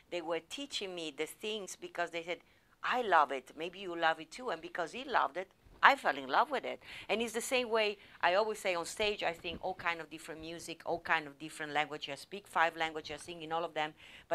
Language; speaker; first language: English; non-native, fluent; Italian